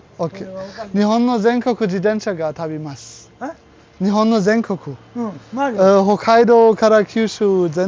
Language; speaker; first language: Japanese; non-native, learner; German